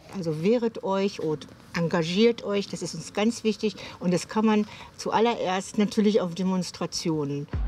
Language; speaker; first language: German; native; German